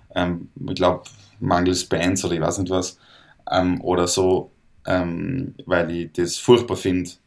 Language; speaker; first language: German; native; German